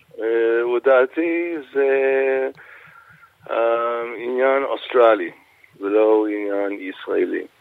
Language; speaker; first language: Hebrew; non-native, fluent; English